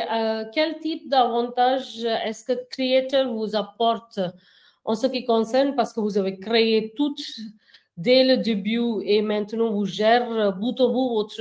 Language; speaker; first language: French; non-native, fluent; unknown